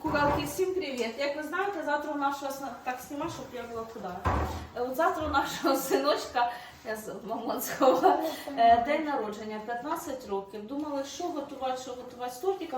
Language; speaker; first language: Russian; non-native, local second language; Ukrainian